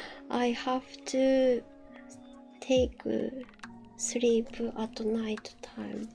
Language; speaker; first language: English; non-native, learner; Japanese